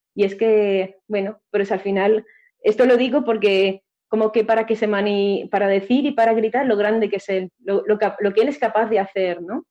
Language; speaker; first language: Spanish; native; Spanish